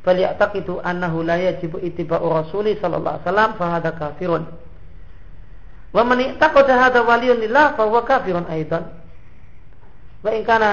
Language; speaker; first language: Arabic; non-native, fluent; Indonesian